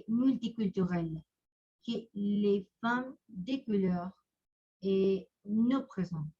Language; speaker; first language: French; non-native, learner; Spanish